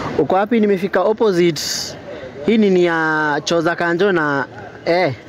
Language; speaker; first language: Swahili; native; Swahili